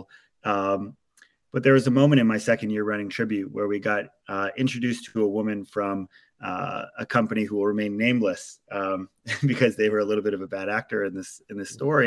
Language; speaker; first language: English; native; English